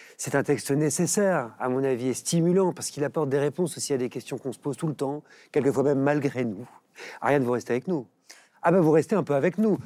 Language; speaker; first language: French; native; French